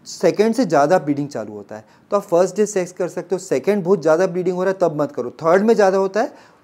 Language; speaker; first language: Hindi; native; Hindi